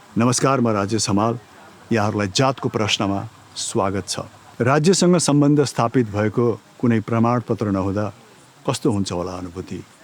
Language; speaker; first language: Nepali; native; Nepali